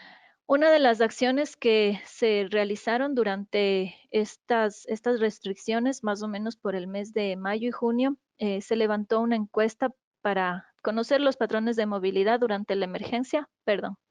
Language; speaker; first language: Spanish; native; Spanish